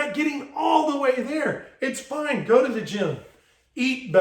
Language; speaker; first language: English; native; English